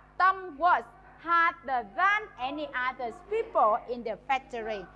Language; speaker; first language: English; non-native, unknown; Vietnamese